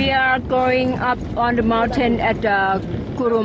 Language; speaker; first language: English; non-native, learner; Thai